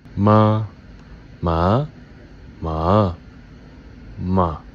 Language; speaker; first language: Chinese; non-native, learner; English